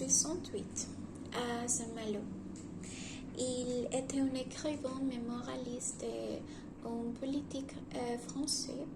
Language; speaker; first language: French; non-native, learner; Spanish